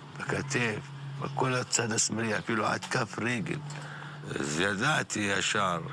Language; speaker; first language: Hebrew; non-native, local second language; Arabic